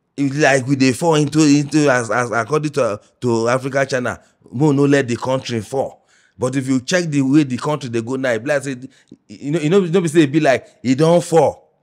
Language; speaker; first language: Nigerian Pidgin; non-native, local second language; Yoruba